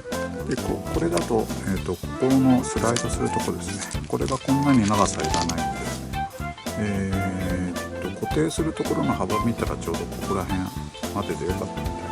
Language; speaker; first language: Japanese; native; Japanese